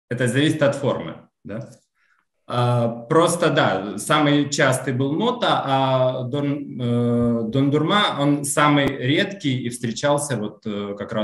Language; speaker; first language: Russian; native; Russian